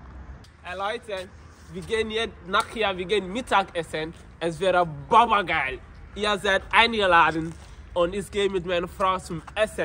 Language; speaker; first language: German; non-native, learner; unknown